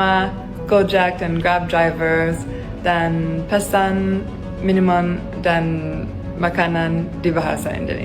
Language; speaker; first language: Indonesian; non-native, learner; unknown